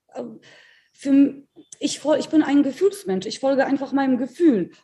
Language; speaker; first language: German; early bilingual, other home language; Polish